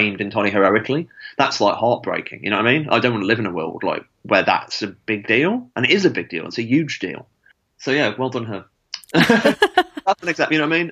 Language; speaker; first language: English; native; English